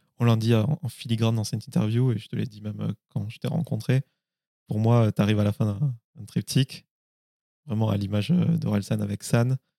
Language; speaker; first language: French; native; French